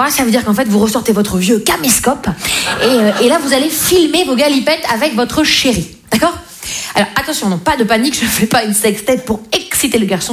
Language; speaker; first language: French; native; French